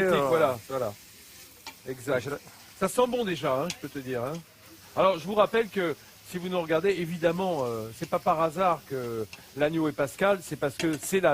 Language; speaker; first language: French; native; French